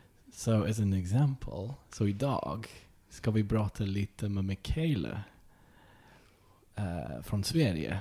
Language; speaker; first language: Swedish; non-native, fluent; English